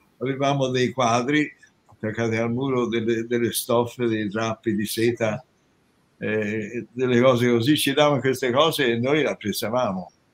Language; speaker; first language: Italian; native; Italian